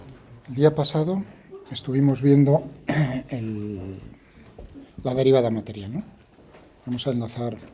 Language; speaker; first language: Spanish; native; Spanish